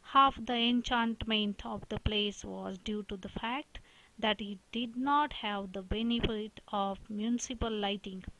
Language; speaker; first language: English; non-native, local second language; Marathi